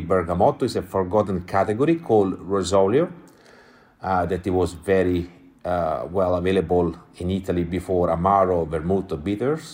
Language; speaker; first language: English; non-native, fluent; Italian